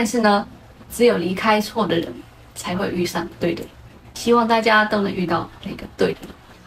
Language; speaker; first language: Chinese; native; Chinese